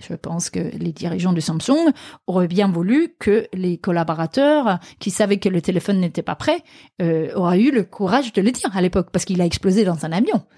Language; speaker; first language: French; non-native, fluent; Danish